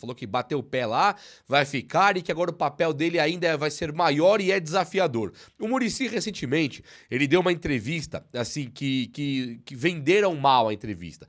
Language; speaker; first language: Portuguese; native; Portuguese